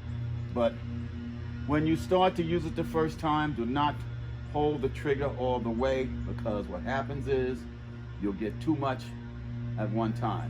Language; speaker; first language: English; native; English